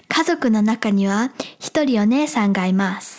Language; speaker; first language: Japanese; early bilingual, heritage; Japanese